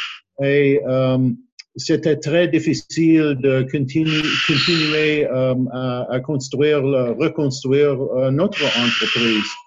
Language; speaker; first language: French; non-native, learner; English